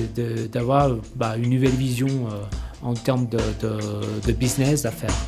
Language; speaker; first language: French; non-native, fluent; Spanish